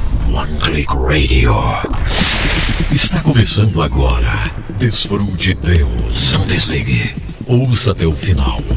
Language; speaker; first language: Portuguese; native; Portuguese